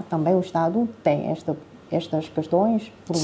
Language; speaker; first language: Portuguese; non-native, fluent; Chinese